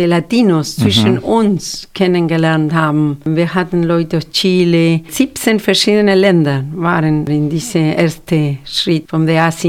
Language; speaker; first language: German; non-native, fluent; Spanish